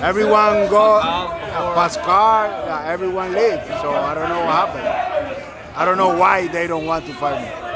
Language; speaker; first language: English; non-native, learner; Spanish